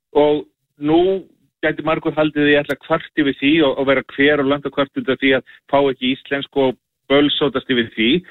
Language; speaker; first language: Icelandic; native; Icelandic